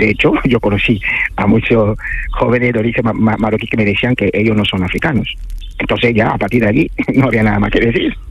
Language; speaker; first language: Spanish; non-native, fluent; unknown